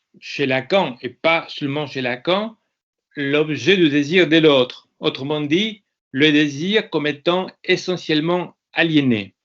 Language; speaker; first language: French; non-native, fluent; Spanish